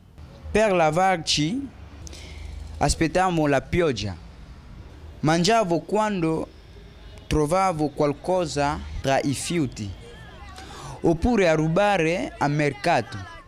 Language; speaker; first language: Italian; non-native, learner; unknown